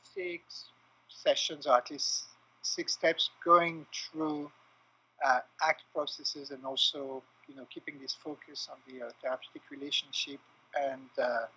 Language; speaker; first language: English; non-native, fluent; French